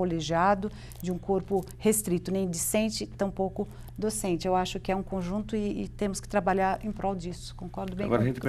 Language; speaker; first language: Portuguese; native; Portuguese